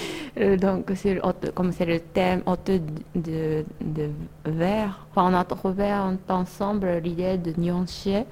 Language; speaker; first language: French; non-native, fluent; Japanese